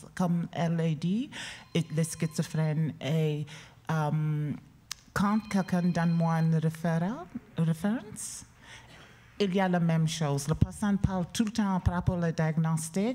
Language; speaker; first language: French; non-native, learner; English